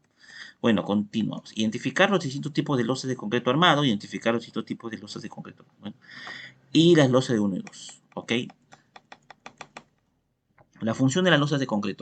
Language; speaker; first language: Spanish; native; Spanish